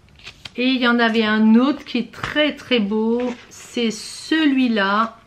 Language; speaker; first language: French; native; French